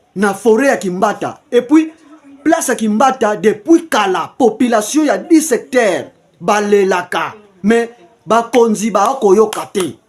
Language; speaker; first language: Lingala; non-native, local second language; Kongo